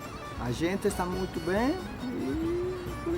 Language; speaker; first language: Portuguese; non-native, learner; Italian